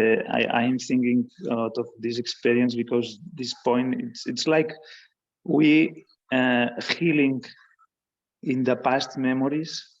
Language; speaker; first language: English; non-native, learner; Spanish